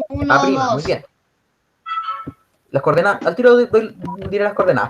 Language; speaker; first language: Spanish; native; Spanish